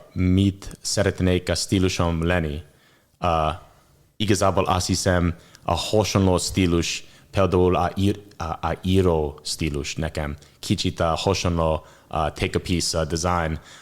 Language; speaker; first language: Hungarian; non-native, learner; English